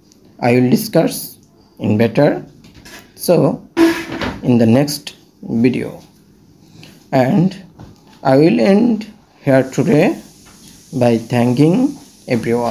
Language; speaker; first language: English; non-native, learner; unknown